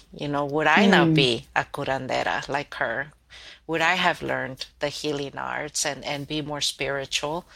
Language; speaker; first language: English; early bilingual, other home language; Spanish